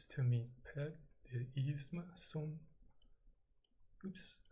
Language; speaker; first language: French; non-native, learner; English